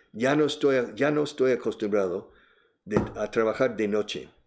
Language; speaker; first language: Spanish; non-native, fluent; English